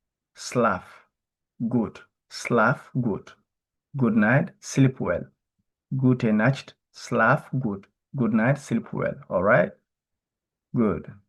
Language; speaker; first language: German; non-native, learner; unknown